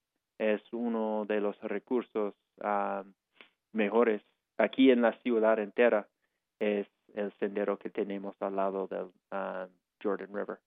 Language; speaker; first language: Spanish; non-native, fluent; English